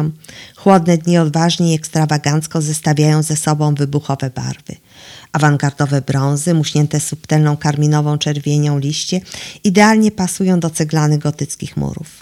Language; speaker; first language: Polish; native; Polish